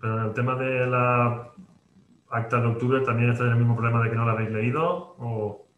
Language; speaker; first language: Spanish; non-native, local second language; Catalan